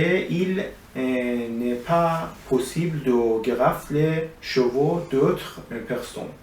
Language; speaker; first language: French; non-native, learner; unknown